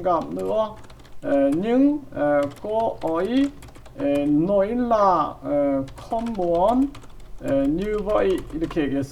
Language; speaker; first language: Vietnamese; non-native, learner; Korean